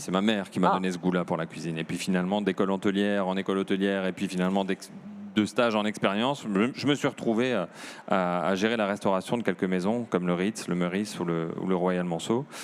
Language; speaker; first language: French; native; French